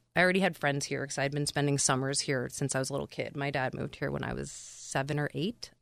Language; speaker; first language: English; native; English